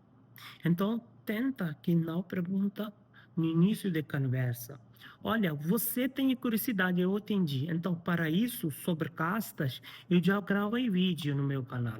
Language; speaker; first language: Portuguese; non-native, learner; Hindi